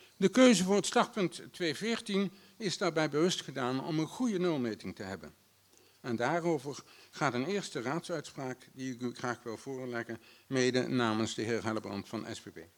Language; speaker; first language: Dutch; native; Dutch